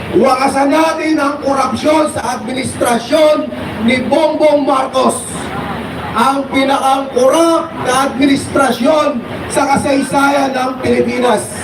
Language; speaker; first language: Filipino; native; Filipino